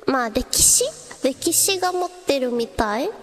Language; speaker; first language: Japanese; non-native, learner; English